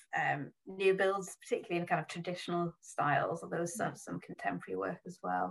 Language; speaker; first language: English; native; English